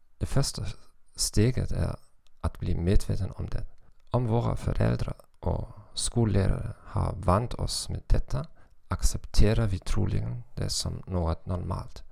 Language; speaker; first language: Swedish; non-native, fluent; German